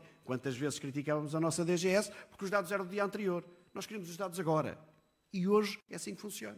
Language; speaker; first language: Portuguese; native; Portuguese